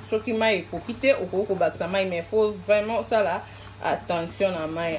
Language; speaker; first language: French; non-native, local second language; Lingala